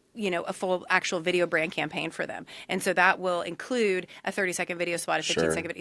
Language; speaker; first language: English; native; English